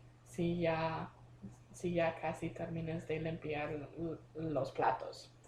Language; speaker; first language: Spanish; non-native, learner; English